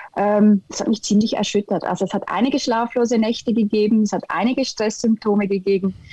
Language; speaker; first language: German; native; German